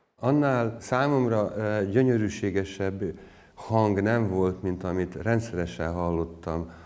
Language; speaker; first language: Hungarian; native; Hungarian